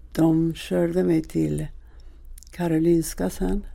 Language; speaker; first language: Swedish; non-native, fluent; Persian